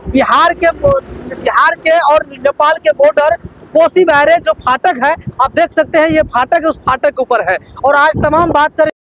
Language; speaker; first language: Hindi; native; Hindi